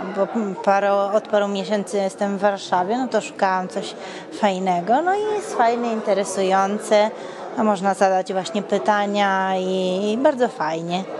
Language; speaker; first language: Polish; non-native, fluent; Italian